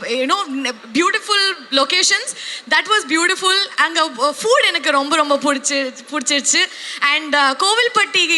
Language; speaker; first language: Tamil; non-native, local second language; Kannada